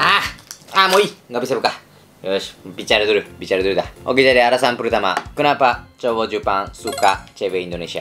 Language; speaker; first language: Indonesian; non-native, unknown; Japanese